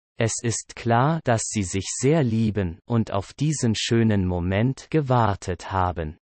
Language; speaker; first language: German; non-native, learner; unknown